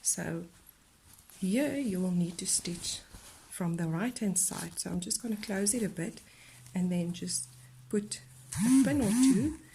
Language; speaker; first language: English; non-native, local second language; Afrikaans